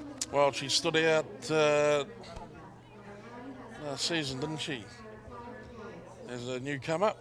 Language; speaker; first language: English; native; English